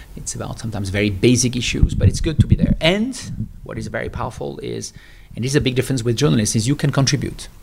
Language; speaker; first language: English; non-native, fluent; French